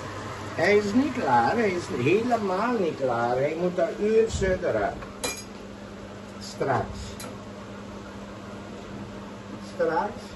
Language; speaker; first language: Dutch; non-native, local second language; Caribbean Hindustani